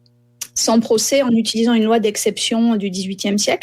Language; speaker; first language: French; native; French